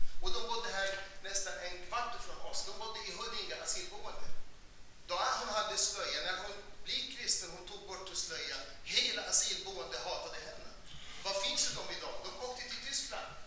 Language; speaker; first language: Swedish; non-native, fluent; Arabic